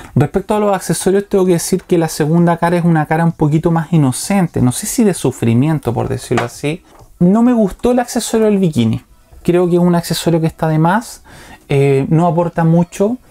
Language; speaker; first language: Spanish; native; Spanish